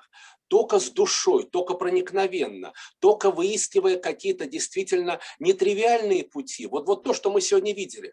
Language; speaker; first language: Russian; native; Russian